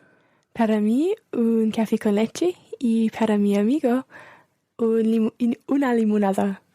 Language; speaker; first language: Spanish; non-native, learner; English